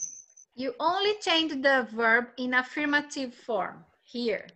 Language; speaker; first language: English; non-native, fluent; Portuguese